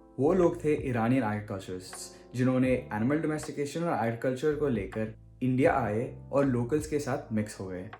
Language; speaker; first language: Hindi; early bilingual, heritage; Hindi